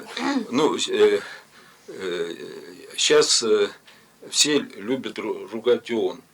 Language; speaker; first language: Russian; native; Russian